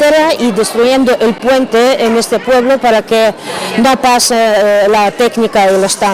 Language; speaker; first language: Spanish; non-native, fluent; Ukrainian